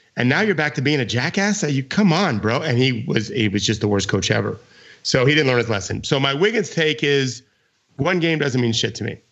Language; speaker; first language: English; native; English